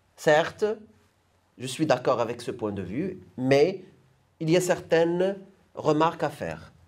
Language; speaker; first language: French; non-native, local second language; Arabic